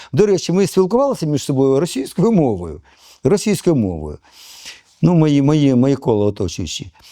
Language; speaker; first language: Ukrainian; non-native, local second language; Russian